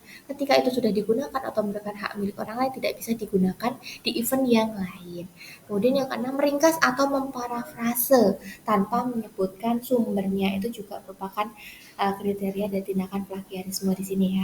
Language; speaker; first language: Indonesian; native; Indonesian